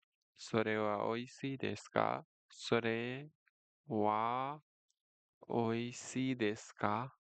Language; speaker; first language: Japanese; non-native, learner; Nepali